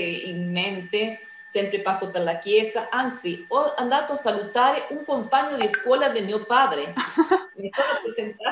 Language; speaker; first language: Italian; non-native, fluent; Spanish